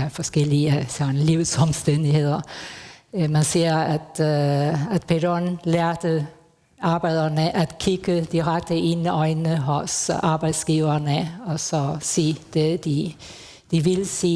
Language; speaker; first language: Danish; non-native, fluent; Spanish